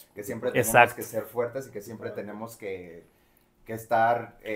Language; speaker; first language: Spanish; native; Spanish